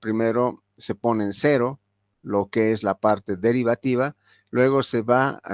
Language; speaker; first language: Spanish; native; Spanish